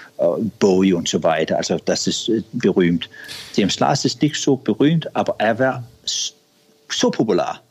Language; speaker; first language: German; non-native, learner; Danish